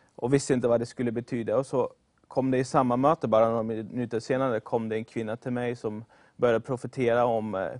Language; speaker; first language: Swedish; non-native, fluent; German